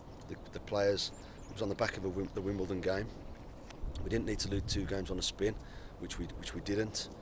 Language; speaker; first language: English; native; English